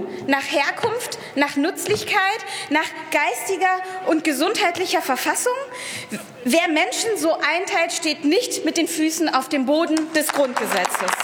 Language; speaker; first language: German; early bilingual, other home language; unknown